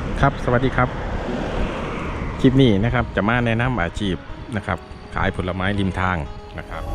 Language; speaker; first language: Thai; non-native, local second language; Lao